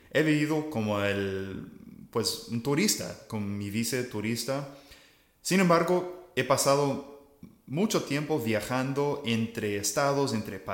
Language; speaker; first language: Spanish; non-native, fluent; English